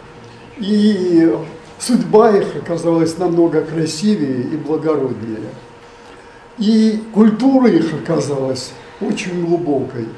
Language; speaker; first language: Russian; native; Russian